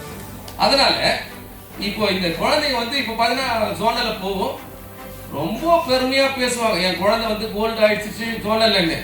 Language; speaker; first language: Tamil; native; Tamil